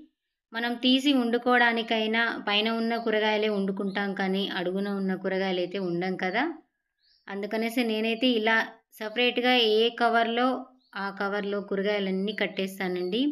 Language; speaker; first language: Telugu; native; Telugu